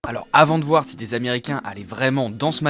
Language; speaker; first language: French; native; French